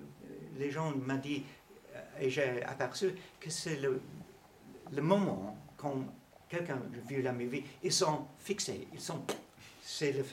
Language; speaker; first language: French; non-native, learner; English